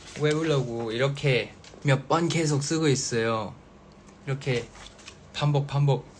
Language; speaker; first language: Korean; non-native, fluent; Thai